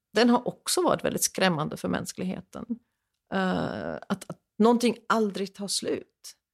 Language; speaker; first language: Swedish; non-native, fluent; German